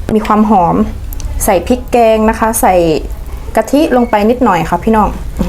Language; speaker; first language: Thai; native; Thai